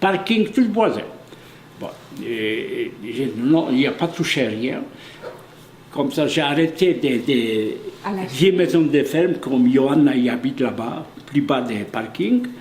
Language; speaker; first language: French; non-native, fluent; Polish